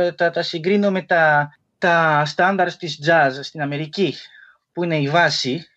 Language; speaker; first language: Greek; early bilingual, other home language; French